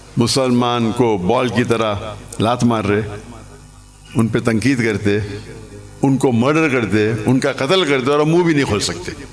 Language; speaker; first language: Urdu; non-native, local second language; English